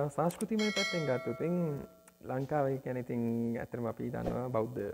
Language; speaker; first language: Sinhala; early bilingual, other home language; Nepali